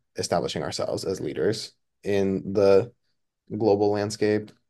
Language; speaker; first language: English; non-native, fluent; Spanish